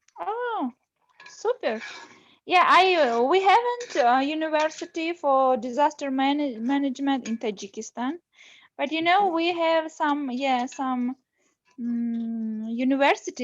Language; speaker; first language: English; non-native, learner; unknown